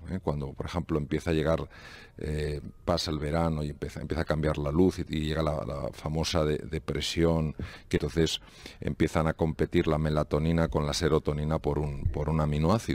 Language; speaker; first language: Spanish; native; Spanish